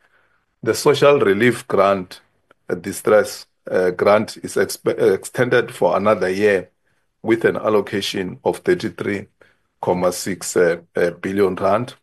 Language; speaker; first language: English; non-native, local second language; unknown